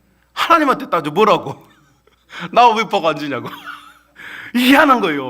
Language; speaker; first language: Korean; native; Korean